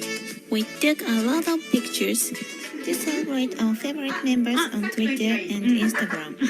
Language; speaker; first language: English; non-native, learner; Japanese